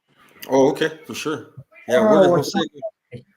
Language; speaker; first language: English; native; English